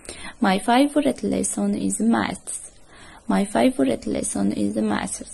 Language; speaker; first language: English; non-native, fluent; Arabic